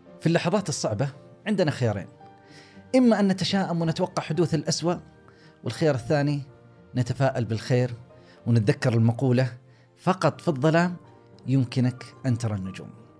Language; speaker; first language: Arabic; native; Arabic